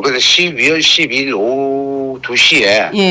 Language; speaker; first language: Korean; native; Korean